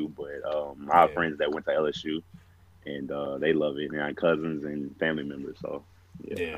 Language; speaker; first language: English; native; English